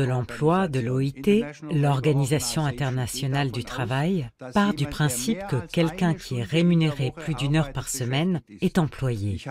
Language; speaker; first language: French; native; French